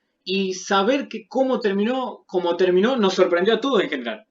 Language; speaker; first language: Spanish; native; Spanish